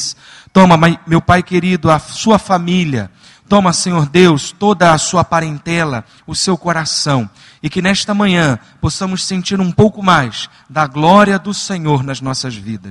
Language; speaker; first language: Portuguese; native; Portuguese